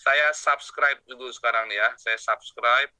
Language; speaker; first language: Indonesian; native; Indonesian